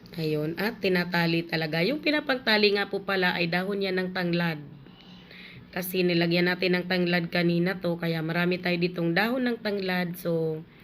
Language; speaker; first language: Filipino; non-native, local second language; Bikol